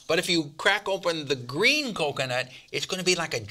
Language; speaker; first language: English; native; English